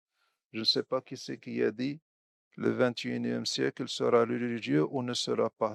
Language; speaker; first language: French; non-native, local second language; Arabic